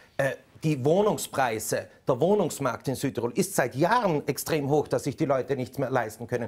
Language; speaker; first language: German; native; German